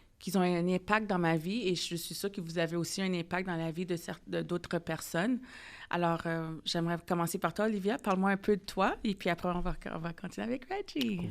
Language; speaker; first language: French; native; French